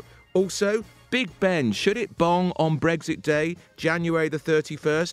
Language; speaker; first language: English; native; English